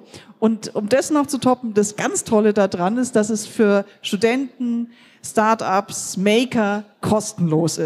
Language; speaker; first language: German; native; German